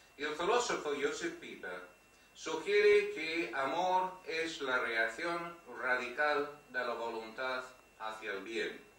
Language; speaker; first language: Spanish; non-native, fluent; English